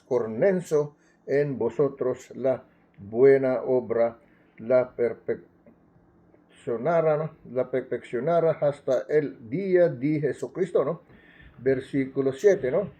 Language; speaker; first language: Spanish; non-native, learner; Filipino